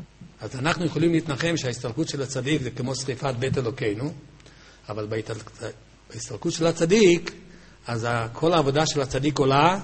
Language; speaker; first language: Hebrew; native; Hebrew